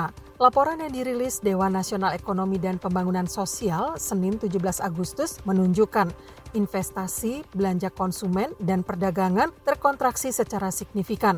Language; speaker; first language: Indonesian; native; Indonesian